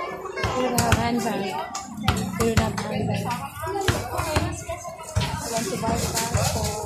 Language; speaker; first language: English; non-native, local second language; Cebuano